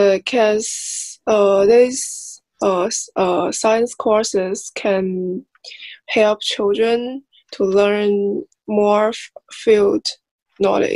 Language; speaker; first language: English; non-native, learner; Chinese